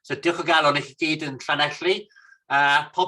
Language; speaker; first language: Welsh; non-native, fluent; English